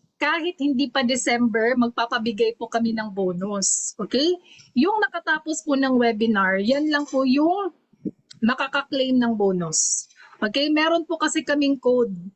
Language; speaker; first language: Filipino; non-native, local second language; Cebuano